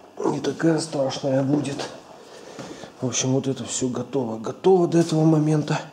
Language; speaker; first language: Russian; native; Russian